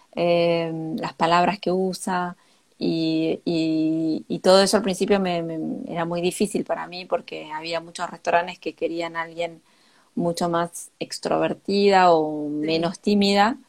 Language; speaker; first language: Spanish; native; Spanish